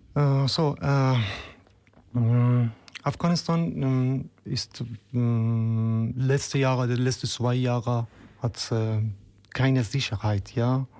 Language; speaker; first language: German; non-native, learner; Persian